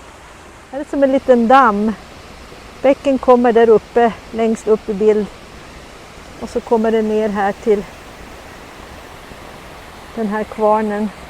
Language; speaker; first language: Swedish; native; Swedish